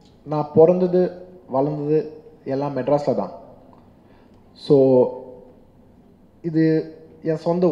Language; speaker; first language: Tamil; non-native, local second language; Telugu